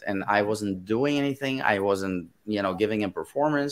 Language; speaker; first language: English; non-native, fluent; Russian